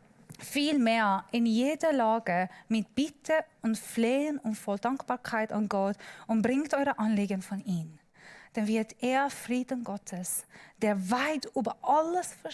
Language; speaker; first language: German; non-native, learner; Persian